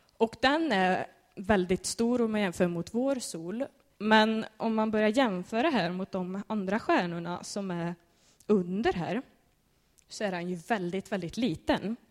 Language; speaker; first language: Swedish; native; Swedish